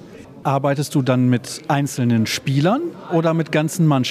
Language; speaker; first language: German; native; German